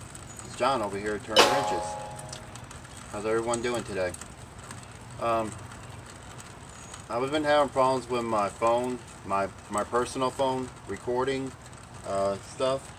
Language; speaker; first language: English; native; English